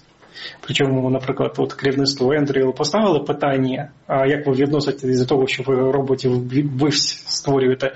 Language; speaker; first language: Ukrainian; native; Ukrainian